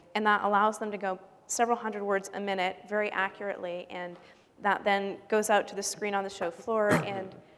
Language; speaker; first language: English; native; English